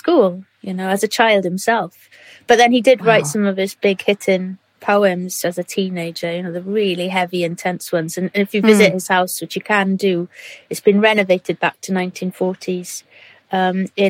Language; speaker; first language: English; native; English